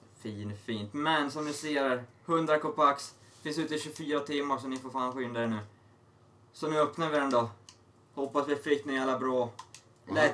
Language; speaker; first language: Swedish; native; Swedish